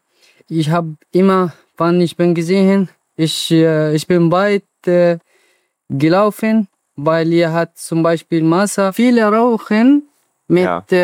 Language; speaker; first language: German; non-native, learner; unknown